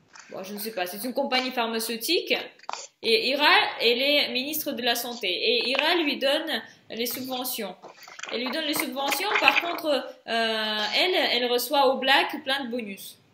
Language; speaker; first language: French; non-native, fluent; Russian